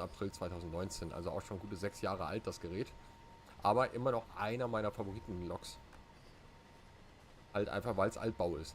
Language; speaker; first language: German; native; German